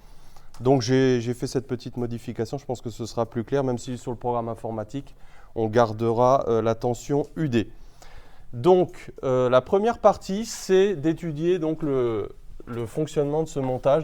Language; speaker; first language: French; native; French